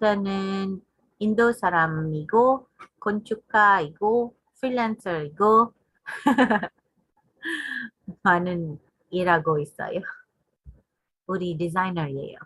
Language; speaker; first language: Korean; non-native, learner; English